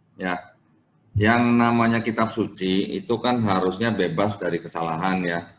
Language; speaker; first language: Indonesian; native; Indonesian